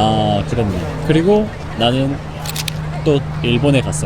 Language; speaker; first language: Korean; native; Korean